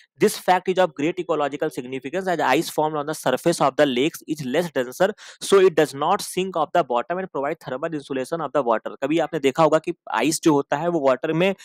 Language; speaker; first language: Hindi; native; Hindi